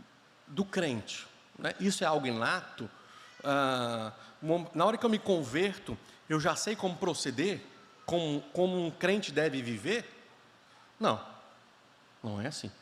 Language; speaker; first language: Portuguese; native; Portuguese